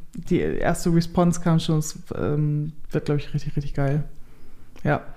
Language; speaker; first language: German; native; German